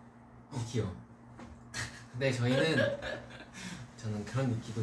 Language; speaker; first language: Korean; early bilingual, heritage; Korean